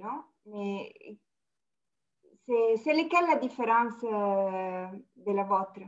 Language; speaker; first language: French; non-native, fluent; Italian